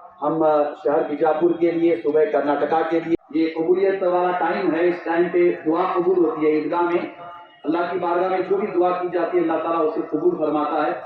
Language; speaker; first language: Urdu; native; Urdu